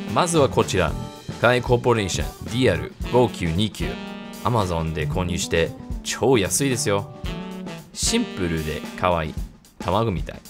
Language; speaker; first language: Japanese; non-native, fluent; English